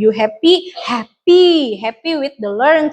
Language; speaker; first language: English; non-native, learner; Indonesian